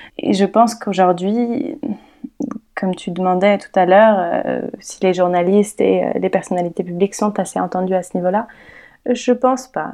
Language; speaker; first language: French; native; French